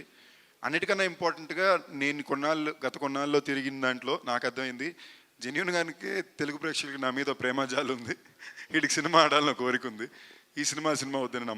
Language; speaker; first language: Telugu; native; Telugu